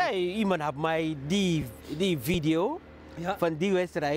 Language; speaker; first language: Dutch; non-native, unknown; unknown